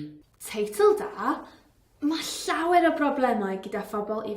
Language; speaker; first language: Welsh; non-native, learner; English